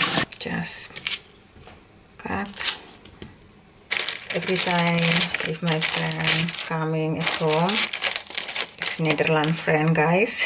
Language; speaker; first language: English; non-native, learner; Indonesian